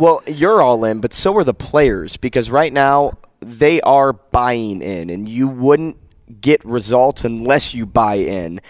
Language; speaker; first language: English; native; English